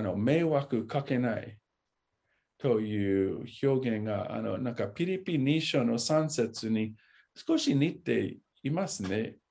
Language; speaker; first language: Japanese; non-native, fluent; English